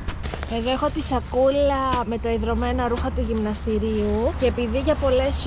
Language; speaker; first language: Greek; native; Greek